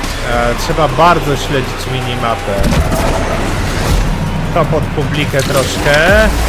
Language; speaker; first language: Polish; native; Polish